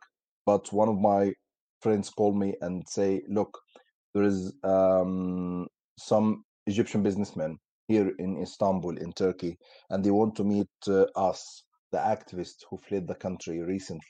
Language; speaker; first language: English; non-native, fluent; Arabic